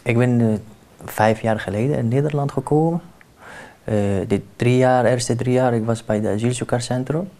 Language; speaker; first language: Dutch; non-native, learner; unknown